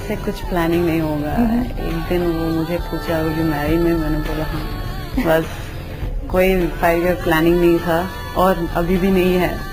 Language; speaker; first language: Hindi; non-native, local second language; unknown